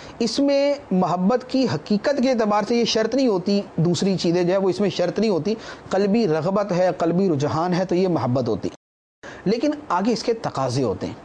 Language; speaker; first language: Urdu; native; Urdu